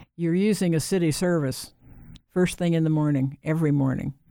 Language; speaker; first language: English; native; English